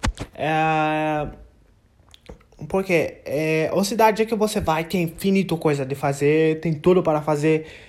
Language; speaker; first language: Portuguese; non-native, learner; English